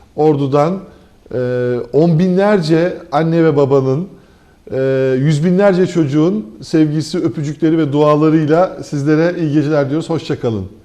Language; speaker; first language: Turkish; native; Turkish